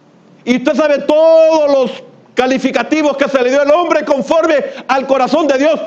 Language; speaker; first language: Spanish; native; Spanish